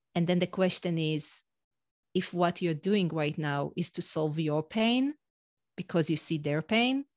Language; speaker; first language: English; non-native, fluent; Hebrew